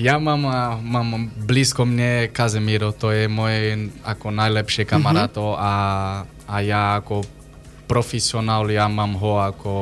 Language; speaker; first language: Slovak; non-native, learner; Portuguese